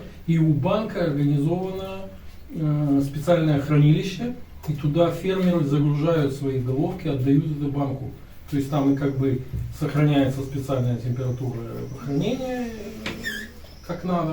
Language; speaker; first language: Russian; native; Russian